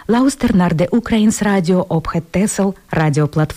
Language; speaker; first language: Dutch; non-native, learner; Ukrainian